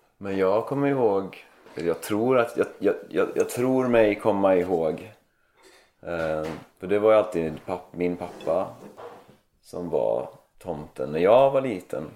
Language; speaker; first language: Swedish; native; Swedish